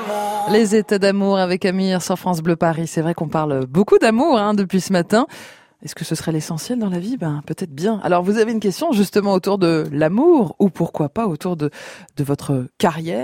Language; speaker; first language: French; native; French